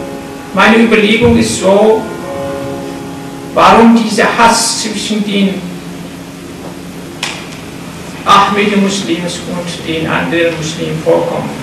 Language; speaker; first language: German; non-native, fluent; Turkish